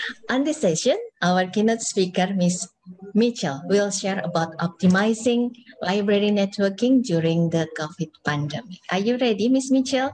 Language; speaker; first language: English; non-native, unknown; Indonesian